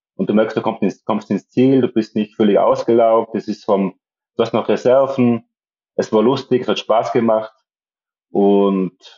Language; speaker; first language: German; native; German